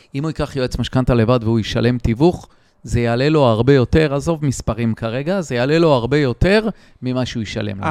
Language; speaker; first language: Hebrew; native; Hebrew